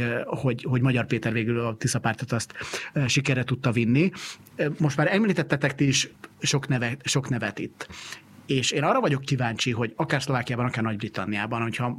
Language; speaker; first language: Hungarian; native; Hungarian